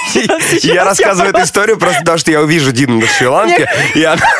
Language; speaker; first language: Russian; native; Russian